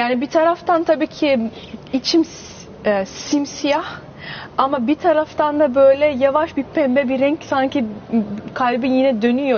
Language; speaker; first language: Turkish; early bilingual, heritage; Turkish